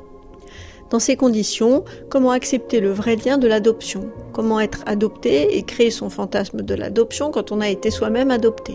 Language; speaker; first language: French; native; French